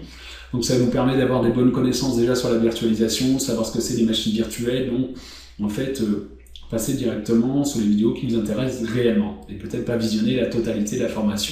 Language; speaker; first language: French; native; French